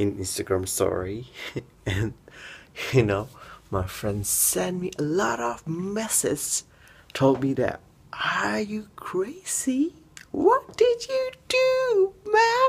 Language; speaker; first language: English; non-native, learner; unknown